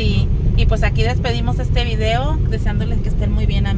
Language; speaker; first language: Spanish; native; Spanish